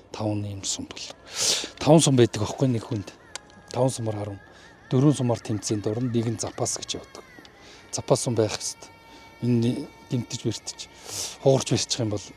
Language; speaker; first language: Mongolian; native; Mongolian